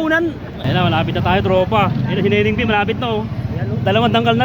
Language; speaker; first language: Filipino; native; Filipino